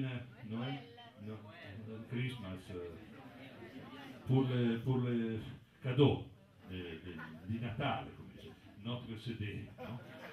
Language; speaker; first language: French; non-native, learner; Italian